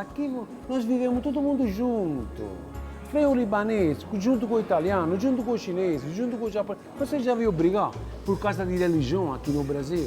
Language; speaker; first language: Portuguese; non-native, fluent; Italian